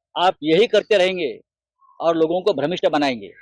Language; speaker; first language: Hindi; non-native, local second language; Marathi